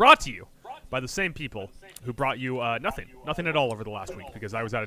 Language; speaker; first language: English; native; English